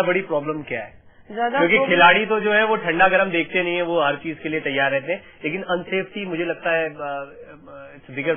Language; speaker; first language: Hindi; native; Hindi